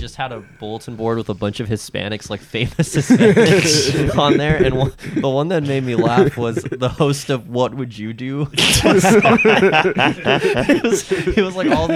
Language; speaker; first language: English; early bilingual, other home language; Spanish